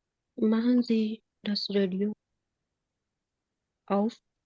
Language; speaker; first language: German; non-native, learner; Hindi